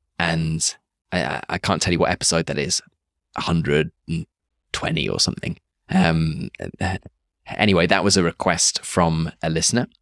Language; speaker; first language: English; native; English